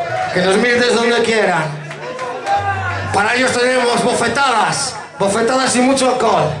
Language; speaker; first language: Spanish; native; Spanish